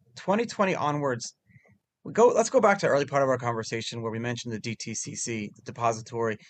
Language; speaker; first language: English; early bilingual, other home language; Hebrew